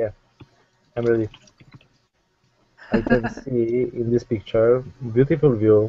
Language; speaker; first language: English; non-native, learner; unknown